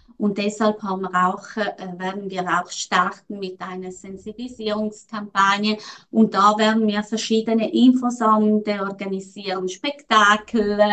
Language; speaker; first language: German; non-native, local second language; Italian